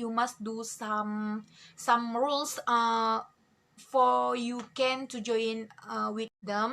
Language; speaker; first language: English; non-native, learner; Indonesian